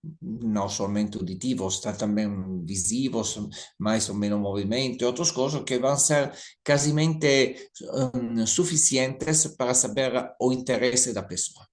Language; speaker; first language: Portuguese; non-native, learner; Italian